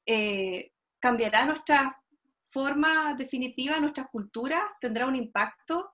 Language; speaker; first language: Spanish; native; Spanish